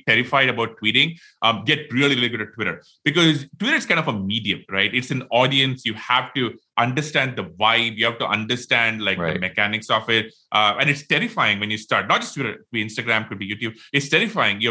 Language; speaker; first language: English; non-native, local second language; Tamil